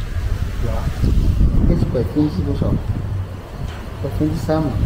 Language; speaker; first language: Chinese; non-native, learner; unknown